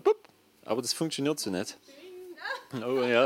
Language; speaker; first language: German; native; German